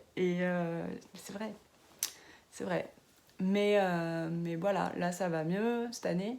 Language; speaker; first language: French; native; French